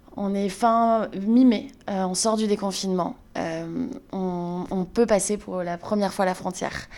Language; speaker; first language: French; native; French